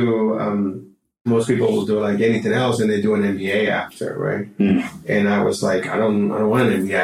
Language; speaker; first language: English; non-native, fluent; Spanish